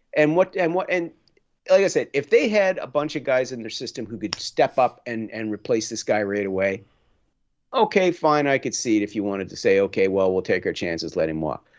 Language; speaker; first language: English; native; English